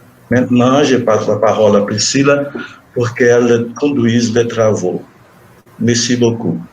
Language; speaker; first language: French; non-native, fluent; Portuguese